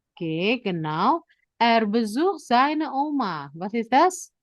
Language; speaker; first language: German; non-native, learner; Indonesian